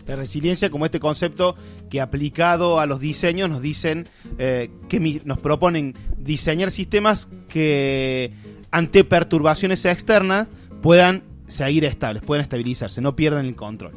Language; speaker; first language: Spanish; native; Spanish